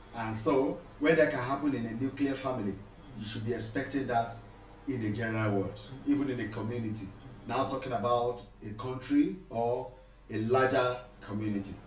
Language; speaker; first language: English; non-native, local second language; Yoruba